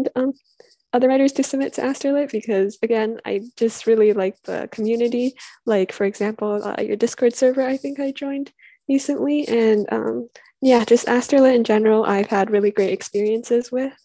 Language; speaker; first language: English; native; English